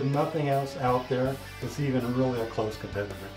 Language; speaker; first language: English; native; English